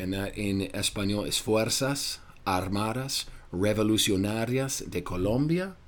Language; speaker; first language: Spanish; non-native, fluent; English